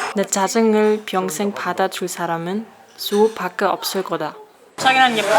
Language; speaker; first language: Korean; non-native, learner; German